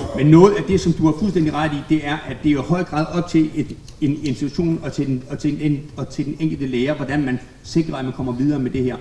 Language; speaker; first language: Danish; native; Danish